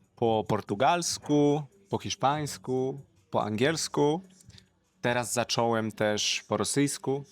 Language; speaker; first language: Polish; native; Polish